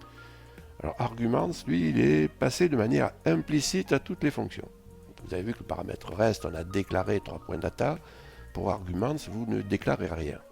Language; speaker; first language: French; native; French